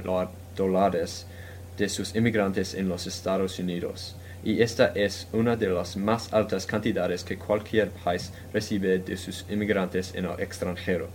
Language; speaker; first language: Spanish; non-native, fluent; English